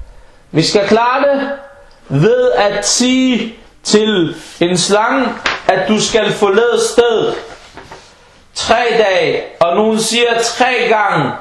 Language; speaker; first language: Danish; non-native, fluent; Arabic